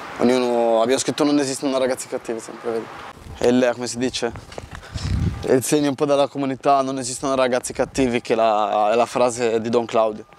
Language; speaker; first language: Italian; early bilingual, other home language; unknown